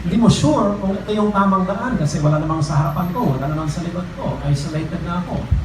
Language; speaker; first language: Filipino; non-native, fluent; English